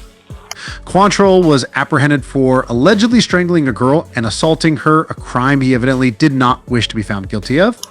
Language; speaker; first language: English; native; English